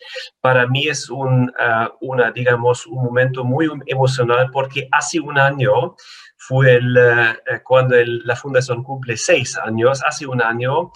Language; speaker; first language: Spanish; non-native, fluent; German